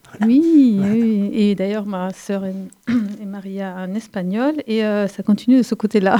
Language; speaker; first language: French; non-native, fluent; German